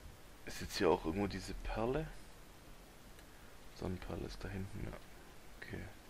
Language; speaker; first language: German; native; German